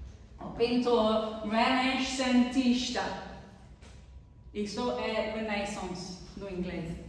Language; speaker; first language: Portuguese; non-native, learner; English